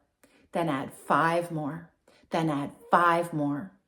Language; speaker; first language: English; native; English